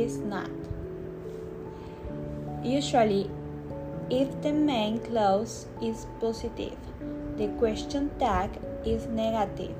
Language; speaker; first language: English; non-native, learner; Spanish